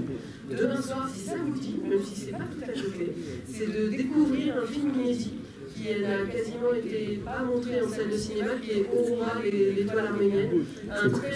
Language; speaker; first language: French; native; French